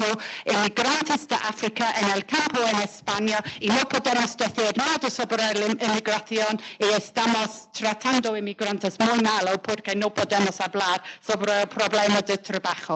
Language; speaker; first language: Spanish; non-native, learner; English